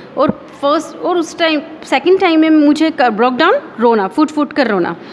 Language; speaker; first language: Hindi; native; Hindi